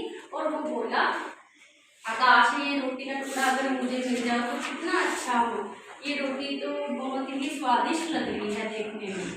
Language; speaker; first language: Hindi; native; Hindi